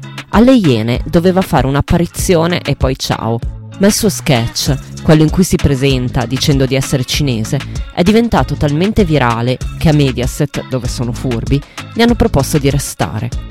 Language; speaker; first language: Italian; native; Italian